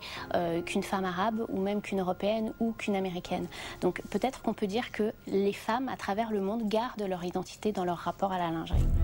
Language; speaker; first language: French; native; French